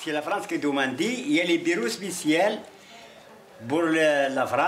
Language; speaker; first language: French; non-native, learner; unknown